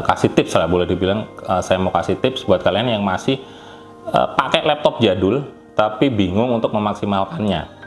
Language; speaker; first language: Indonesian; native; Indonesian